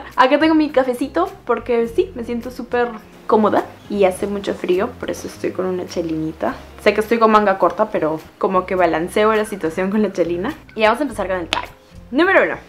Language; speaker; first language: Spanish; native; Spanish